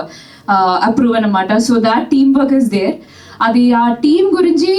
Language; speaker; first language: Telugu; non-native, fluent; Malayalam